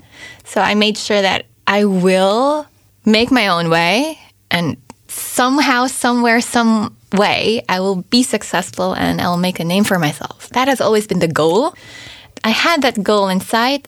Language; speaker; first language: English; native; English